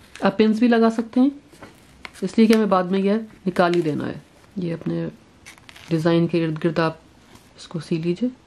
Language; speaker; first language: Urdu; native; Urdu